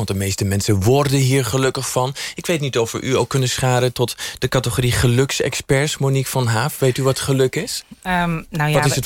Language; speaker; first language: Dutch; native; Dutch